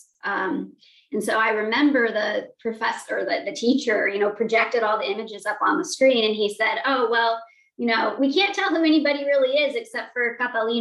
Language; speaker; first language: English; native; English